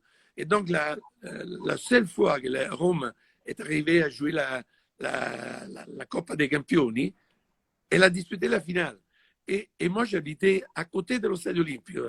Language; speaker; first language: French; non-native, fluent; Italian